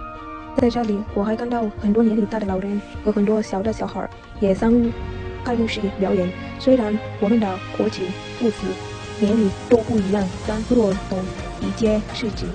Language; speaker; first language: Chinese; non-native, fluent; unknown